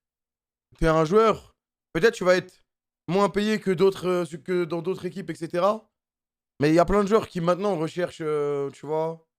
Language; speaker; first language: French; native; French